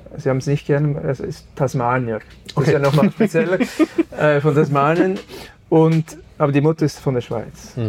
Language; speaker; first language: German; early bilingual, other home language; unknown